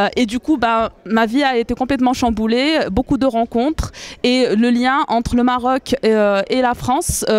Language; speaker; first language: French; non-native, local second language; Arabic